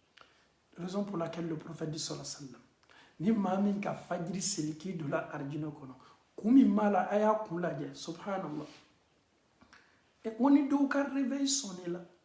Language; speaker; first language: French; non-native, local second language; Bambara